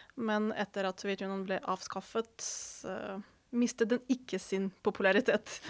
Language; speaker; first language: Norwegian; non-native, fluent; Ukrainian